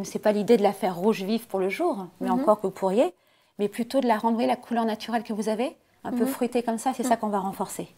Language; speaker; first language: French; native; French